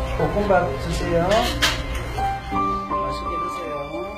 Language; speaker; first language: Korean; non-native, learner; Indonesian